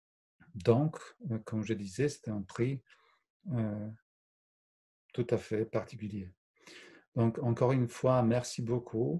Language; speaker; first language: French; non-native, fluent; Polish